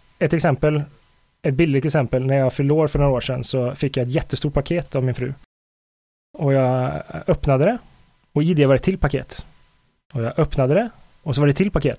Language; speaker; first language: Swedish; native; Swedish